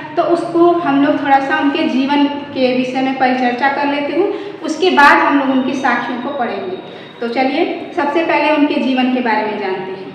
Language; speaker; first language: Hindi; native; Hindi